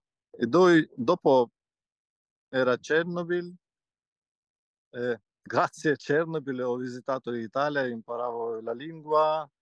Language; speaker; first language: Italian; non-native, fluent; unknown